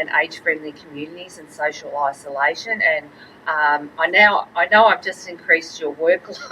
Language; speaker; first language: English; native; English